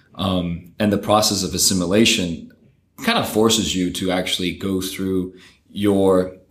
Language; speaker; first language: English; early bilingual, other home language; Danish